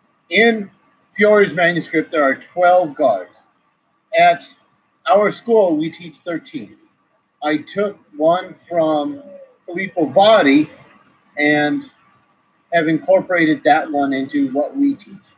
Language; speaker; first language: English; native; English